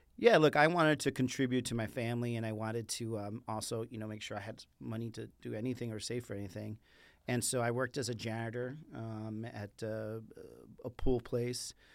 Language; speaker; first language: English; early bilingual, other home language; Spanish